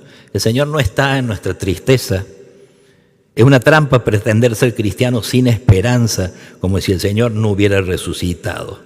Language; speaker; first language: Spanish; native; Spanish